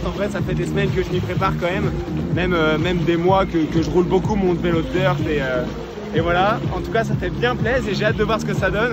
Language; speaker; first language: French; native; French